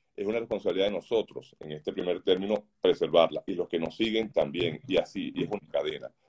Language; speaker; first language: Spanish; native; Spanish